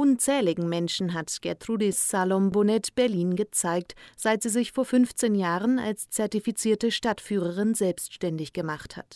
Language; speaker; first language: German; native; German